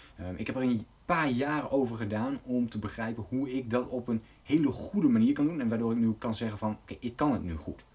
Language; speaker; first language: Dutch; native; Dutch